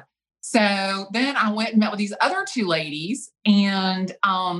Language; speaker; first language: English; native; English